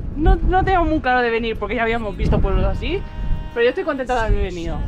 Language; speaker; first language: Spanish; native; Spanish